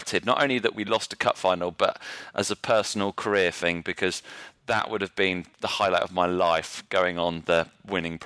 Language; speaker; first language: English; native; English